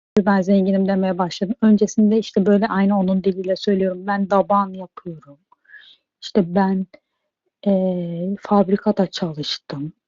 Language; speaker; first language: Turkish; native; Turkish